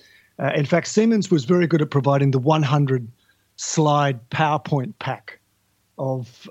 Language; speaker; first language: English; native; English